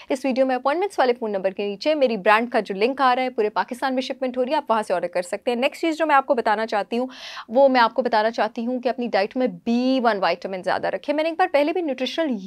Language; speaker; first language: Urdu; native; Urdu